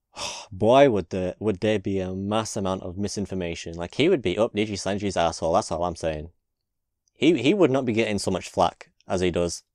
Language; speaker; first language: English; native; English